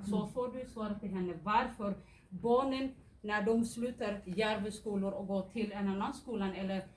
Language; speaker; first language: Swedish; non-native, fluent; Somali